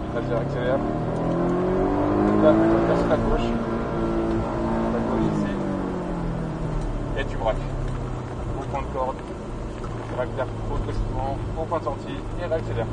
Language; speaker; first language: French; native; French